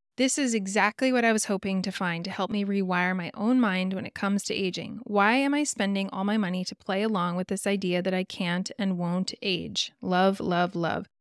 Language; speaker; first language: English; native; English